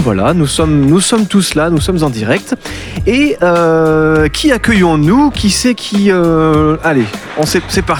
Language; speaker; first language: French; native; French